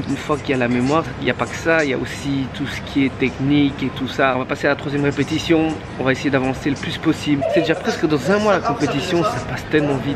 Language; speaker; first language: French; native; French